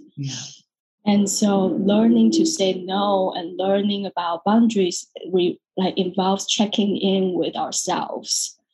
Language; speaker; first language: English; non-native, fluent; Chinese